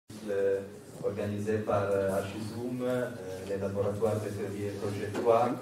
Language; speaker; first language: French; non-native, fluent; Italian